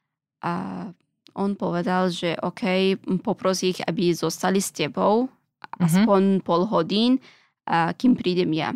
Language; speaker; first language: Slovak; non-native, learner; Pashto